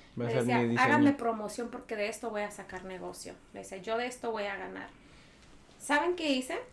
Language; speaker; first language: Spanish; native; Spanish